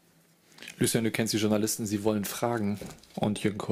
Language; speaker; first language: German; native; German